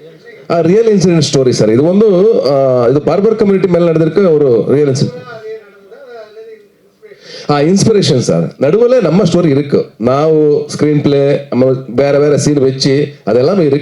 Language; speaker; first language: Tamil; non-native, learner; Kannada